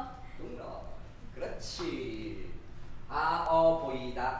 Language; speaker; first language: Korean; non-native, fluent; Vietnamese